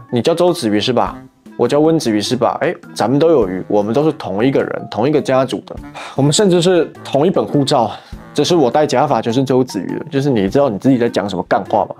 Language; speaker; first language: Chinese; native; Chinese